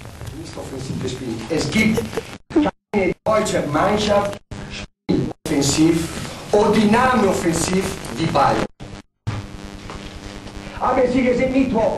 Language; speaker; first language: German; non-native, learner; Italian